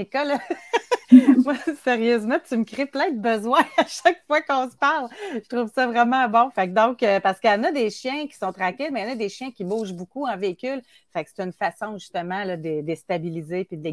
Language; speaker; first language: French; native; French